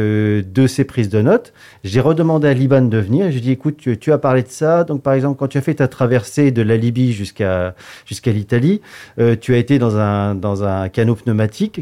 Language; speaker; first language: French; native; French